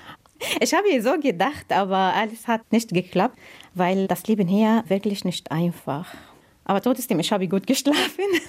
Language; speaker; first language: German; non-native, learner; Arabic